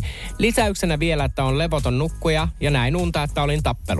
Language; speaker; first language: Finnish; native; Finnish